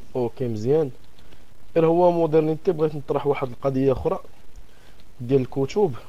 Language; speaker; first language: Arabic; native; Arabic